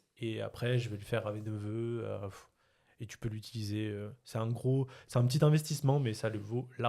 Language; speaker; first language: French; native; French